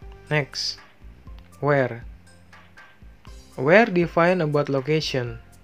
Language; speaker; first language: English; non-native, fluent; Indonesian